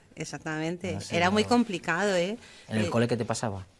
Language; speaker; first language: Spanish; early bilingual, heritage; German